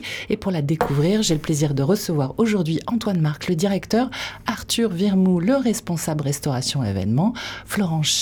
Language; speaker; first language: French; native; French